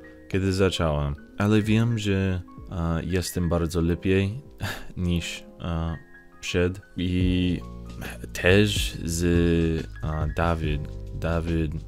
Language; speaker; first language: Polish; non-native, learner; English